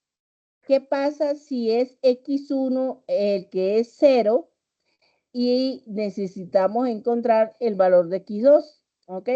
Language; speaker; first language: Spanish; native; Spanish